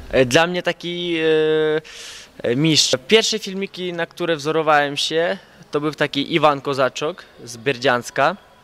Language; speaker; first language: Polish; non-native, fluent; Ukrainian